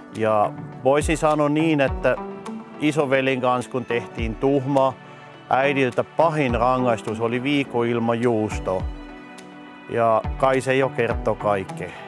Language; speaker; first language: Finnish; non-native, fluent; German